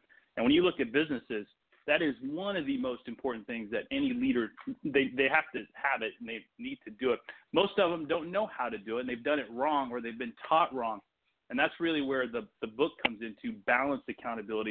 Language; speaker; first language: English; non-native, fluent; Portuguese